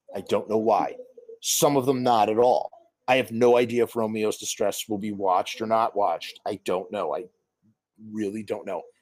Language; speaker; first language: English; native; English